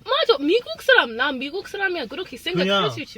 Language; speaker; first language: Korean; non-native, learner; English